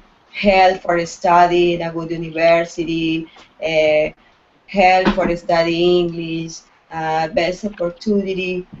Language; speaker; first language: English; non-native, learner; Spanish